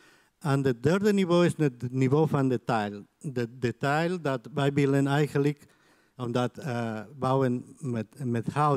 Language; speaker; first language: Dutch; non-native, fluent; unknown